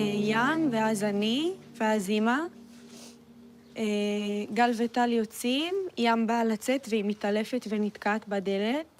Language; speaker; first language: Hebrew; native; Hebrew